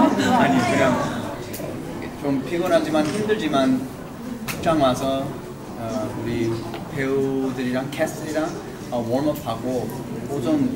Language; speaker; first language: Korean; early bilingual, heritage; English